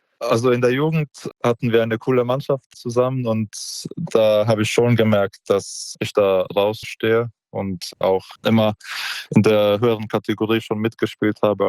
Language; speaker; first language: German; non-native, local second language; Polish